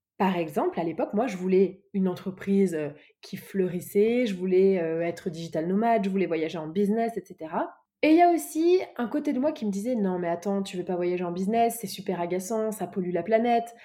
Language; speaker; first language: French; native; French